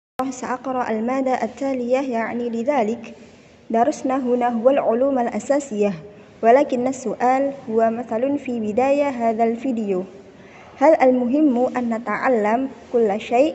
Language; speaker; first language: Arabic; non-native, learner; Indonesian